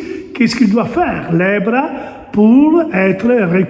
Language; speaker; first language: French; non-native, learner; Italian